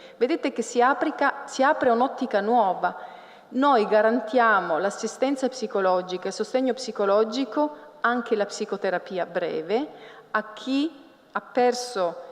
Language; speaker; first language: Italian; native; Italian